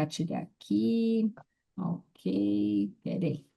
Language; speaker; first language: Portuguese; native; Portuguese